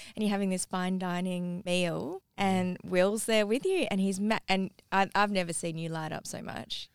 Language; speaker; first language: English; native; English